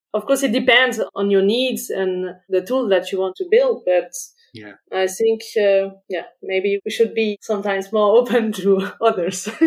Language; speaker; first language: English; non-native, fluent; French